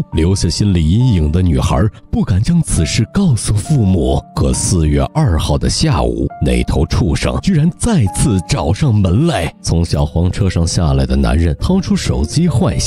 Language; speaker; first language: Chinese; native; Chinese